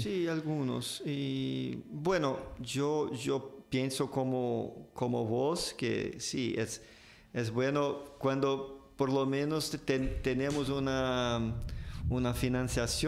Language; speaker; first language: Spanish; non-native, fluent; Portuguese